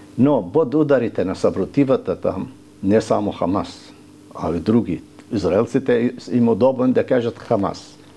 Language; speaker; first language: Bulgarian; non-native, fluent; Arabic